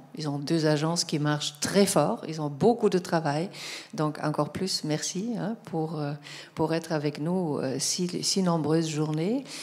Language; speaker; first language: French; non-native, fluent; German